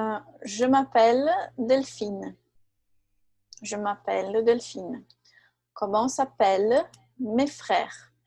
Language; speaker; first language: French; non-native, fluent; Portuguese